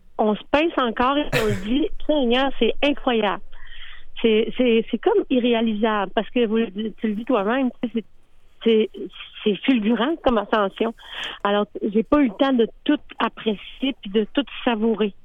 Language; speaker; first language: French; native; French